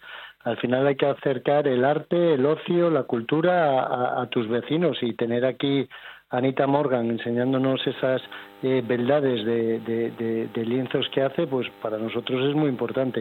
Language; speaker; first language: Spanish; native; Spanish